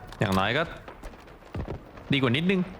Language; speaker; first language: Thai; native; Thai